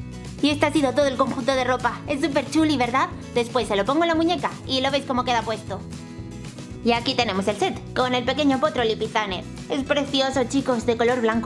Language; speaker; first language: Spanish; native; Spanish